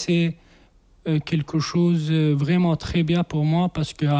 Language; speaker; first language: French; non-native, learner; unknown